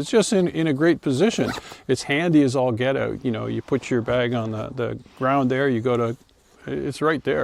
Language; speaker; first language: English; native; English